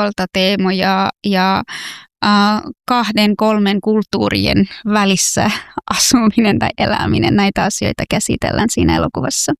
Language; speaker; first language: Finnish; non-native, fluent; Persian